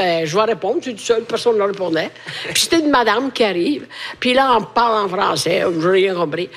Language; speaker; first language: French; non-native, fluent; Italian